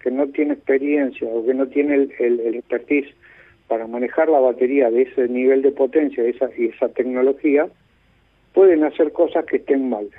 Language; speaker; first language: Spanish; native; Spanish